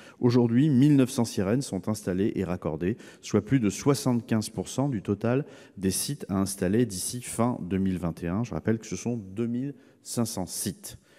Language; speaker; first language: French; native; French